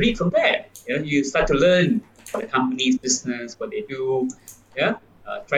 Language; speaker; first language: English; non-native, local second language; Tamil